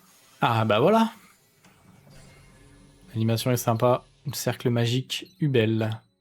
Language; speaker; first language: French; native; French